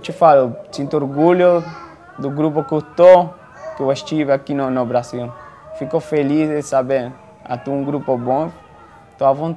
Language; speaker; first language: Portuguese; non-native, fluent; Spanish